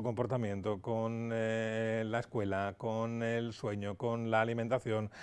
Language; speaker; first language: Spanish; native; Spanish